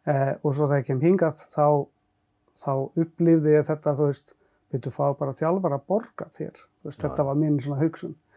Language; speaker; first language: Icelandic; non-native, fluent; Finnish